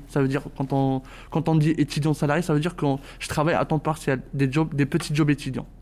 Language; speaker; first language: French; non-native, local second language; Arabic